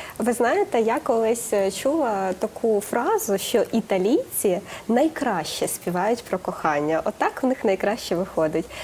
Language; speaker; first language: Ukrainian; native; Ukrainian